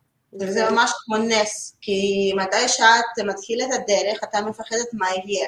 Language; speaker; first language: Hebrew; non-native, learner; Russian